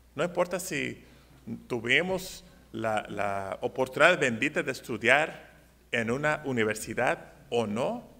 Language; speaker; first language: Spanish; early bilingual, heritage; Spanish